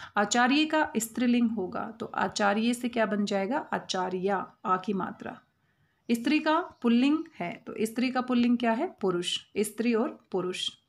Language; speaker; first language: Hindi; native; Hindi